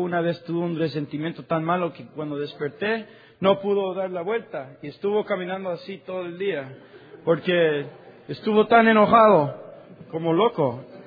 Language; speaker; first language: Spanish; non-native, learner; English